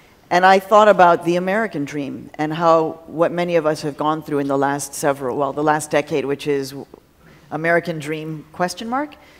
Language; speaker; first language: English; early bilingual, other home language; Spanish